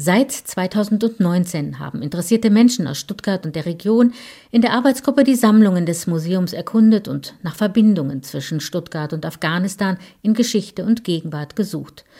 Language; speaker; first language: German; native; German